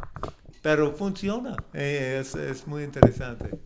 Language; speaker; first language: Spanish; non-native, learner; English